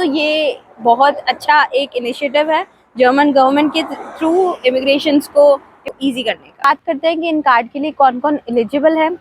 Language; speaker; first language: Hindi; native; Hindi